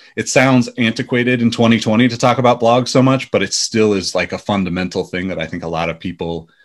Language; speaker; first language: English; native; English